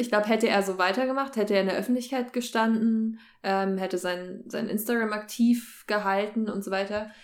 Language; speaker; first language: German; native; German